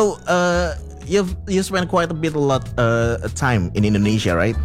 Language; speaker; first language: English; non-native, fluent; Indonesian